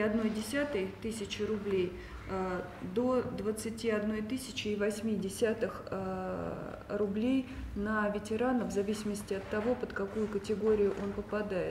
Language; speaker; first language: Russian; native; Russian